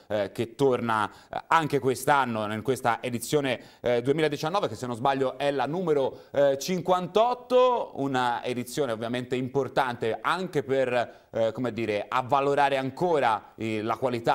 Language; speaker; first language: Italian; native; Italian